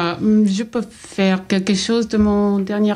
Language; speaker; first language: French; non-native, learner; English